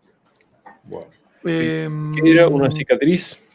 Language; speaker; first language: Spanish; native; Spanish